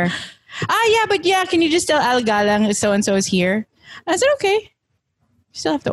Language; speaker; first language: English; native; English